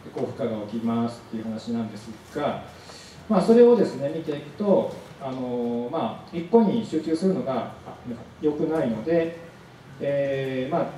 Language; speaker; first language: Japanese; native; Japanese